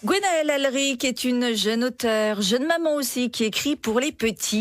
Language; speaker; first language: French; native; French